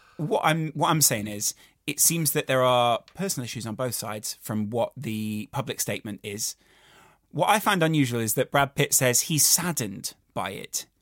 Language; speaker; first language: English; native; English